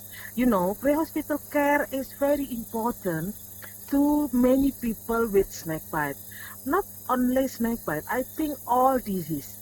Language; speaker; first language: English; non-native, learner; Indonesian